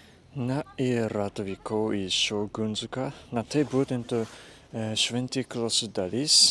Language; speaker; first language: Lithuanian; non-native, fluent; Japanese